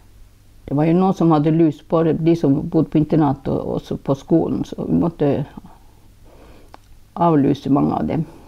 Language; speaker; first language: Norwegian; non-native, local second language; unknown